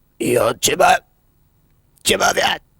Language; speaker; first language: Polish; non-native, learner; English